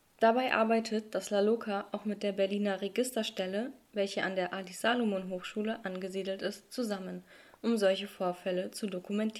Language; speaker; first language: German; native; German